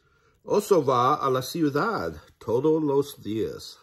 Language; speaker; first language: Spanish; non-native, learner; English